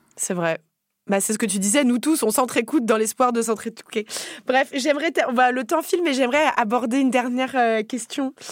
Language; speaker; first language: French; native; French